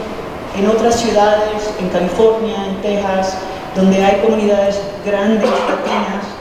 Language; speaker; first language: Spanish; early bilingual, heritage; Spanish